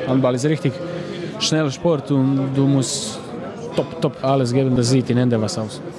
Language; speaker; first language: German; non-native, learner; Croatian